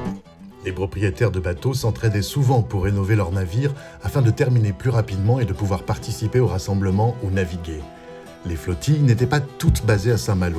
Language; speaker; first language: French; native; French